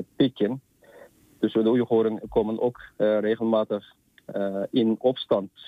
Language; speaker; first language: Dutch; non-native, fluent; Uyghur